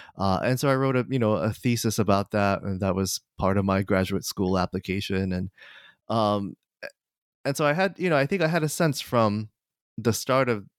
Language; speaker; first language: English; non-native, fluent; Japanese